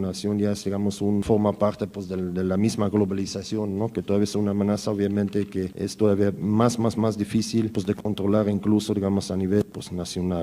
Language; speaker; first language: Spanish; native; Spanish